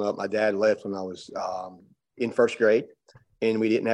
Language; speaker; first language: English; native; English